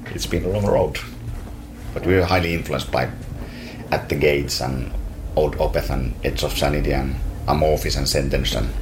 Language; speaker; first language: English; non-native, fluent; Finnish